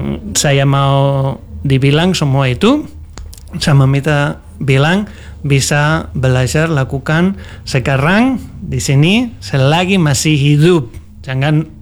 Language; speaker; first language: English; non-native, fluent; Spanish